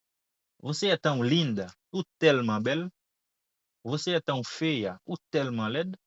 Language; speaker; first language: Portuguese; non-native, fluent; Haitian Creole